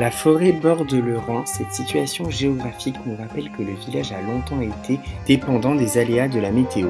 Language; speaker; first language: French; native; French